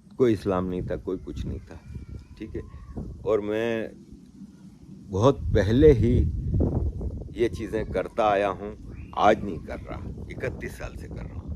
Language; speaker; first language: Urdu; native; Urdu